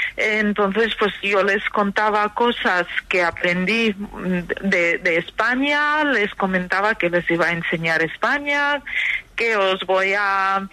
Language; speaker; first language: Spanish; non-native, fluent; Ukrainian